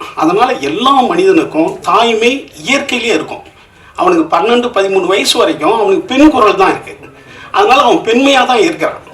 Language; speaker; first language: Tamil; native; Tamil